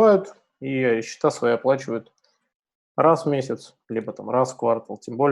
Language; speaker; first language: Russian; native; Russian